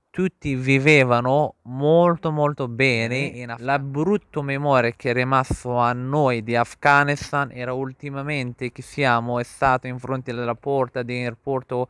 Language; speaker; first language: Italian; non-native, learner; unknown